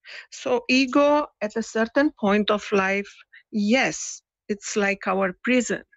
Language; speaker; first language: English; non-native, fluent; Italian